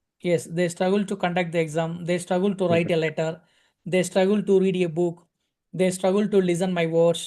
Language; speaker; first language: English; non-native, local second language; Telugu